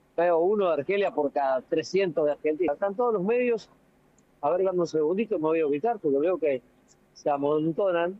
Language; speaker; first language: Spanish; native; Spanish